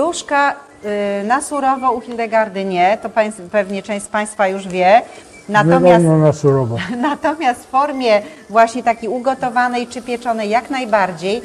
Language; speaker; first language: Polish; native; Polish